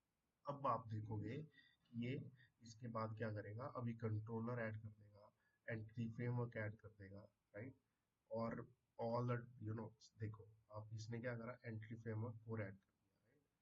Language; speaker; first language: Hindi; non-native, local second language; Punjabi